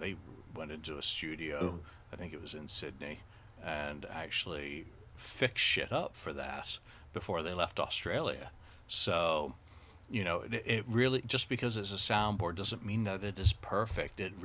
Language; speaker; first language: English; native; English